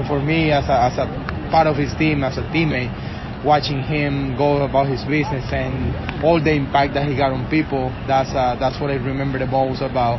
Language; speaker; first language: English; non-native, fluent; Spanish